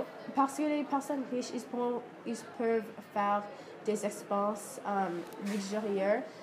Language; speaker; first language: French; non-native, learner; English